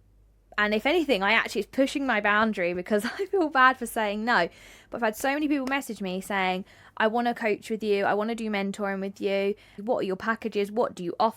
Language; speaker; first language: English; native; English